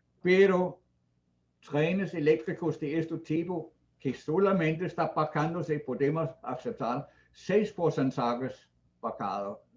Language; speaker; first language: Spanish; non-native, fluent; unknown